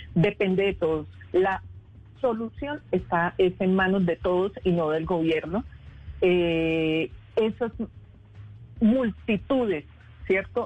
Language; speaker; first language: Spanish; native; Spanish